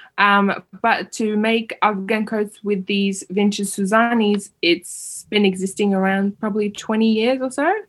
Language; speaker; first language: English; early bilingual, other home language; Uyghur